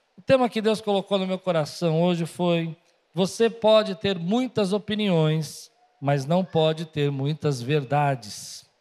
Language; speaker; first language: Portuguese; native; Portuguese